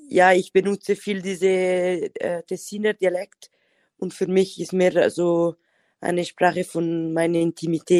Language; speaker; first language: German; non-native, local second language; Italian